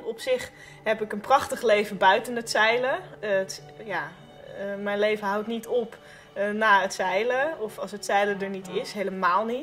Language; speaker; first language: Dutch; native; Dutch